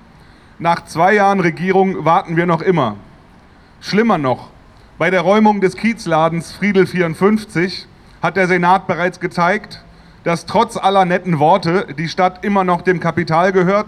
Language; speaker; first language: German; native; German